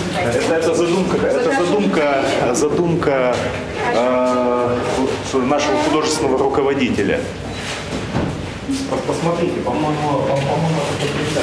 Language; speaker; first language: Russian; native; Russian